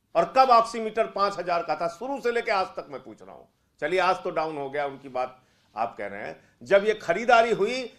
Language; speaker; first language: Hindi; native; Hindi